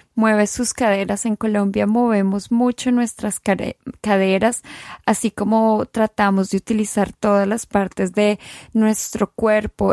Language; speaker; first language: Spanish; native; Spanish